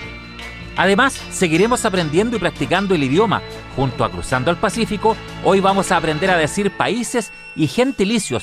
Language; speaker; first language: Spanish; native; Spanish